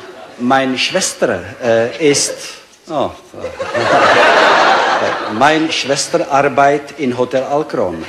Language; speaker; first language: German; non-native, learner; Czech